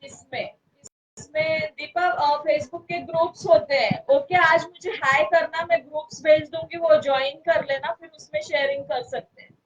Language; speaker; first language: Hindi; non-native, local second language; Marathi